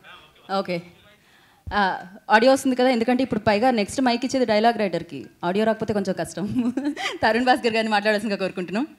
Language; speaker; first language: Telugu; native; Telugu